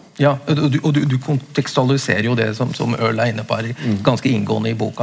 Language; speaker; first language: Norwegian; native; Norwegian